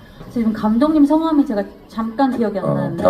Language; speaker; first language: Korean; native; Korean